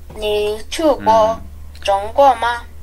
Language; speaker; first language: Chinese; non-native, learner; English